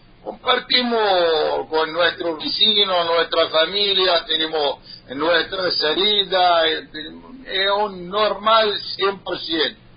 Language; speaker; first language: Spanish; non-native, learner; Arabic